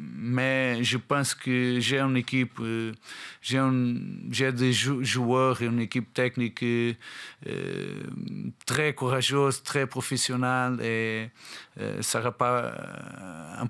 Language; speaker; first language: French; non-native, fluent; Portuguese